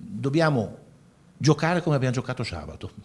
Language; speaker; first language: Italian; native; Italian